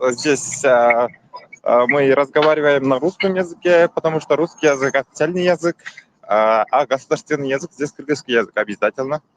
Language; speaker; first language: Russian; non-native, local second language; Kyrgyz